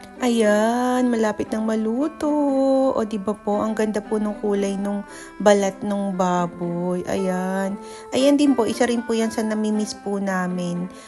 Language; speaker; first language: Filipino; native; Filipino